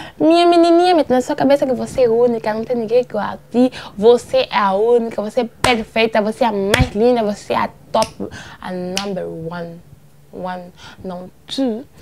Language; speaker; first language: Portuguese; native; Portuguese